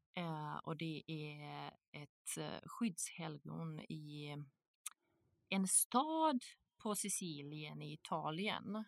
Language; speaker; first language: Swedish; non-native, fluent; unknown